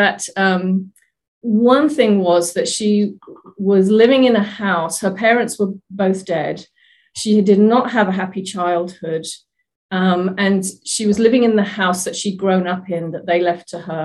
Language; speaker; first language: English; native; English